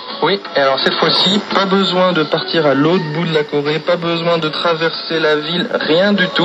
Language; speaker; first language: French; native; French